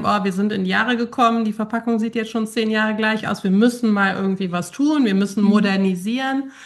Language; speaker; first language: German; native; German